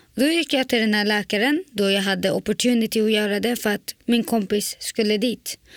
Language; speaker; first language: Swedish; early bilingual, other home language; Arabic